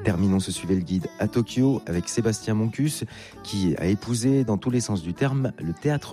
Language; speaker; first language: French; native; French